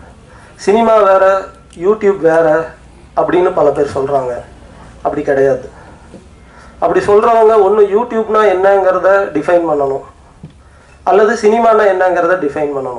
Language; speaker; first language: Tamil; native; Tamil